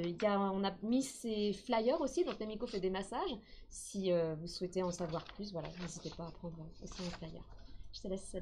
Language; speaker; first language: French; native; French